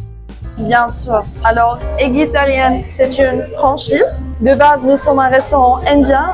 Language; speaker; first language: French; non-native, fluent; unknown